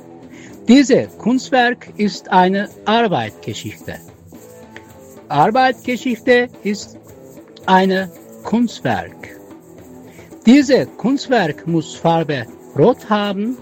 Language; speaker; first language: German; non-native, learner; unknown